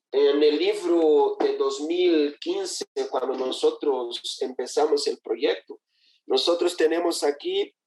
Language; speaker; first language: Spanish; non-native, fluent; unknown